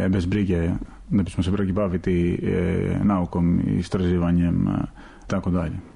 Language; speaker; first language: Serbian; non-native, fluent; Greek